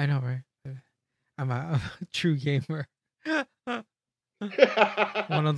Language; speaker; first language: English; native; English